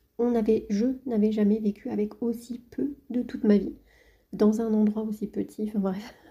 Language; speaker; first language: French; native; French